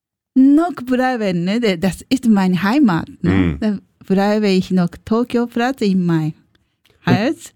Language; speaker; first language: German; non-native, learner; Japanese